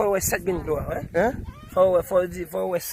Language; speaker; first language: Haitian Creole; native; Haitian Creole